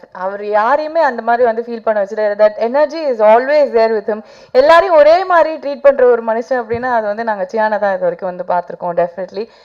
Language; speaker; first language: Tamil; native; Tamil